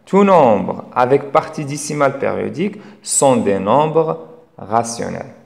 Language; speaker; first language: French; non-native, local second language; Arabic